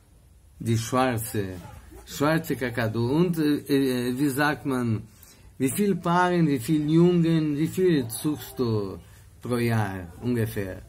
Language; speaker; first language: German; non-native, learner; Portuguese